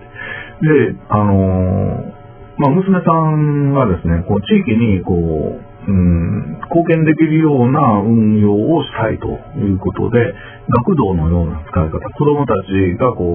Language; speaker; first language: Japanese; native; Japanese